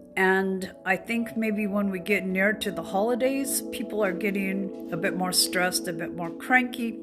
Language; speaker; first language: English; native; English